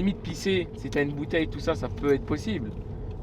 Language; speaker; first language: French; native; French